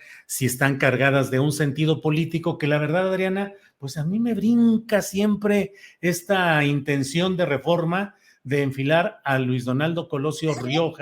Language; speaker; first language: Spanish; native; Spanish